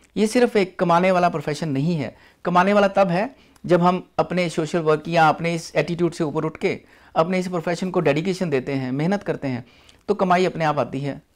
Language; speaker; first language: Hindi; non-native, local second language; Punjabi